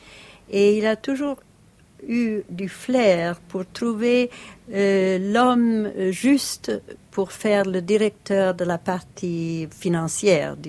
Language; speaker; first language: French; non-native, fluent; Italian